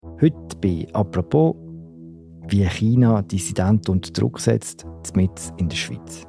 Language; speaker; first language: German; native; German